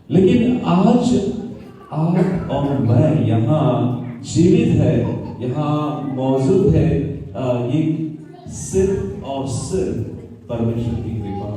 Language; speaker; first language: Hindi; non-native, local second language; Marathi